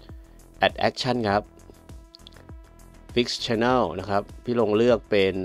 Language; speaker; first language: Thai; native; Thai